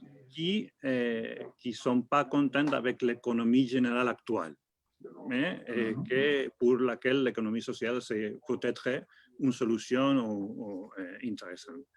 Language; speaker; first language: French; non-native, fluent; Spanish